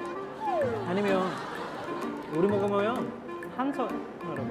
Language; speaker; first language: Korean; non-native, learner; Sinhala